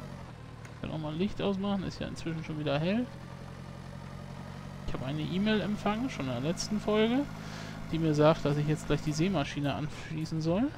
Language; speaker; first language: German; native; German